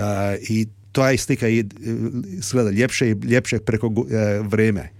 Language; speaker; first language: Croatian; early bilingual, heritage; Serbian